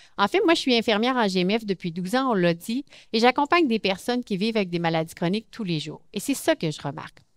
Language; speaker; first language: French; native; French